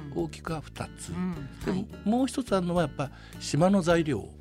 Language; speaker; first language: Japanese; native; Japanese